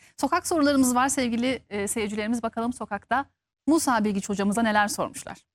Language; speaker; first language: Turkish; early bilingual, heritage; Turkish